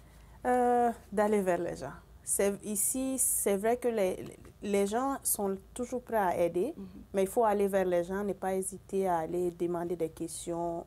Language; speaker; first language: French; non-native, local second language; Bambara